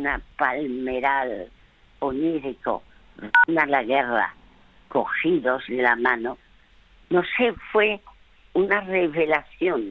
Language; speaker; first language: Spanish; early bilingual, other home language; French